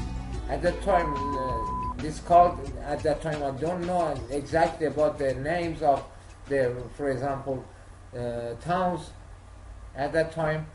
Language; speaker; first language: English; non-native, learner; Persian